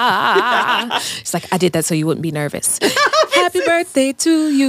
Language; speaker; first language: English; native; English